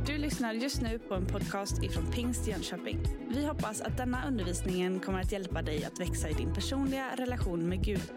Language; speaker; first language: Swedish; native; Swedish